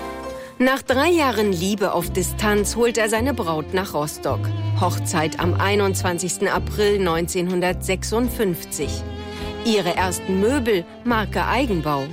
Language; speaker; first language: German; native; German